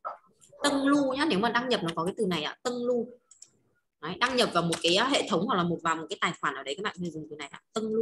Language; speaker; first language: Vietnamese; native; Vietnamese